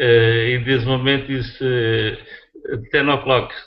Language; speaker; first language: English; non-native, learner; Portuguese